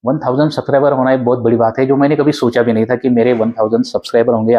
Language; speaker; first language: Hindi; non-native, local second language; Marathi